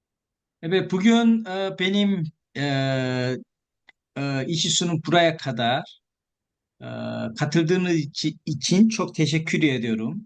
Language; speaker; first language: Turkish; non-native, fluent; Korean